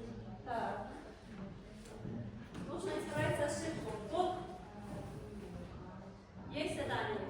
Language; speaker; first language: Russian; non-native, local second language; Kyrgyz